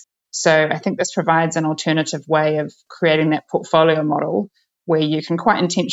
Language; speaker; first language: English; native; English